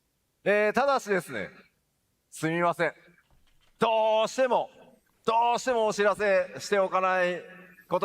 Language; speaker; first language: Japanese; native; Japanese